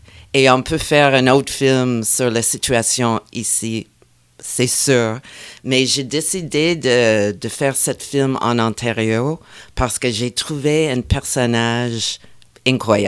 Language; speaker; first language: French; non-native, fluent; English